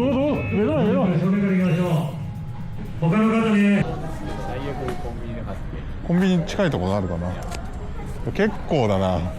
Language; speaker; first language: Japanese; native; Japanese